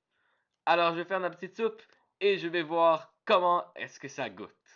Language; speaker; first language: French; native; French